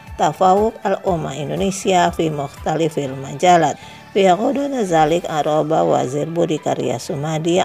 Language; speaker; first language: Arabic; non-native, learner; Indonesian